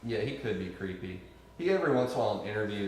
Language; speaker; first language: English; native; English